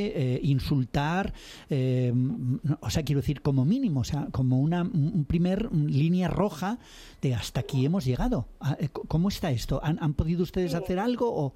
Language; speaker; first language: Spanish; native; Spanish